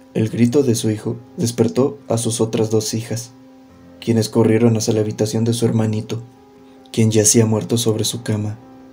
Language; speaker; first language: Spanish; native; Spanish